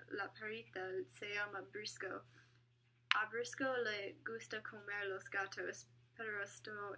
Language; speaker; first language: Spanish; non-native, learner; English